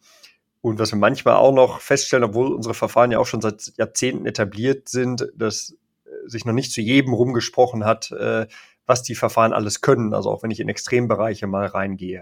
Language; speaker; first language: German; native; German